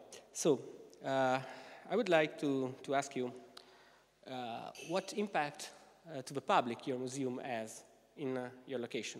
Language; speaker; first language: English; non-native, fluent; Italian